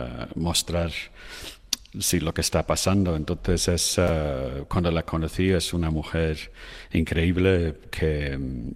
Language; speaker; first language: Spanish; non-native, fluent; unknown